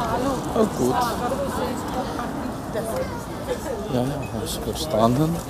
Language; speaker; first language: German; non-native, learner; Ukrainian